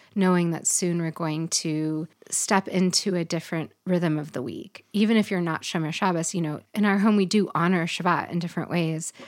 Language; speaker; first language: English; native; English